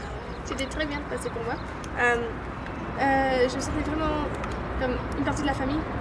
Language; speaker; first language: French; non-native, fluent; English